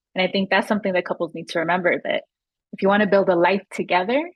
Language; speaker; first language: English; native; English